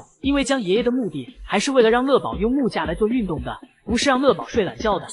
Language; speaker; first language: Chinese; native; Chinese